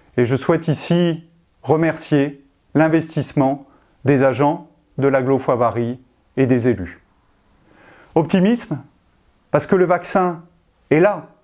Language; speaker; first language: French; native; French